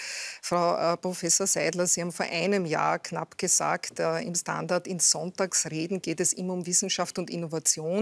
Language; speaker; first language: German; native; German